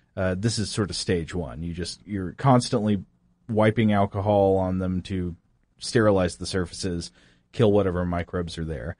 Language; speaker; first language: English; native; English